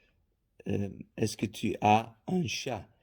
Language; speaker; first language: French; non-native, fluent; Faroese